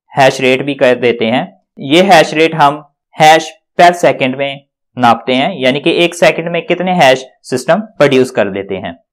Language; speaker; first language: Hindi; non-native, local second language; Punjabi